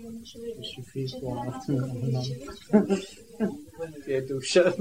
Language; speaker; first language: French; non-native, learner; Vietnamese